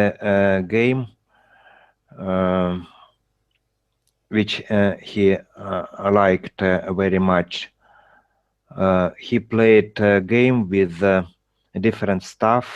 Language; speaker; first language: English; non-native, learner; Russian